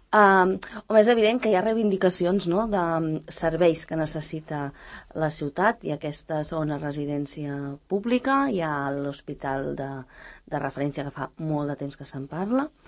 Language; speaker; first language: Catalan; native; Catalan